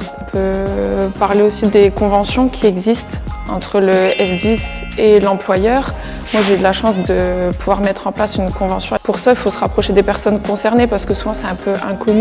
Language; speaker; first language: French; native; French